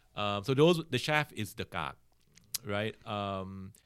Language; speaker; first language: English; native; English